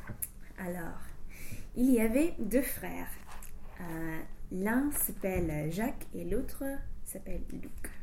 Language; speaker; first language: French; non-native, fluent; English